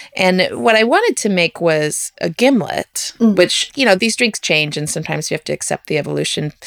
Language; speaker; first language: English; native; English